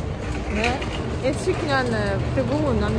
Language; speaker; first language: Korean; non-native, learner; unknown